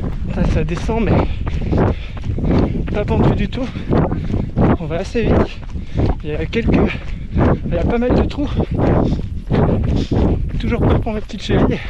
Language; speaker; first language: French; native; French